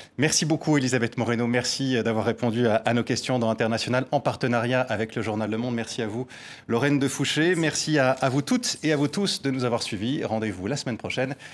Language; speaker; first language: French; native; French